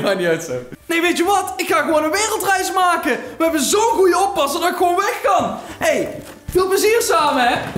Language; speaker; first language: Dutch; native; Dutch